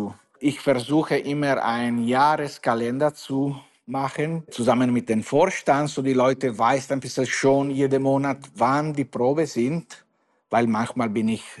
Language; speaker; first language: German; non-native, fluent; Italian